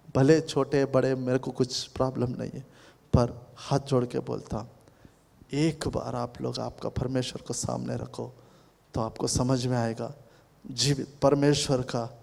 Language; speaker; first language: Hindi; non-native, local second language; Telugu